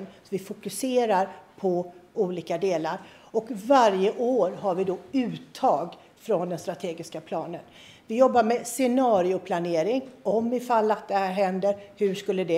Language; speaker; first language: Swedish; native; Swedish